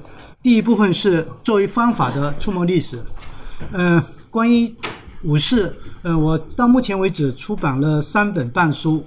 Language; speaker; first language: Chinese; native; Chinese